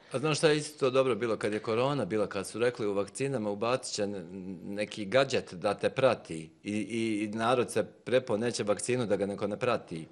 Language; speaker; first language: Bosnian; native; Bosnian